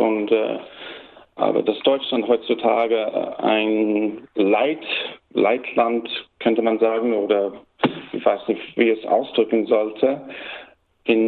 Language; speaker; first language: German; early bilingual, heritage; German